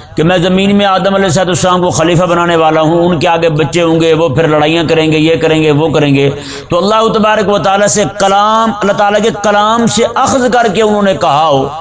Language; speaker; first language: Urdu; non-native, local second language; Punjabi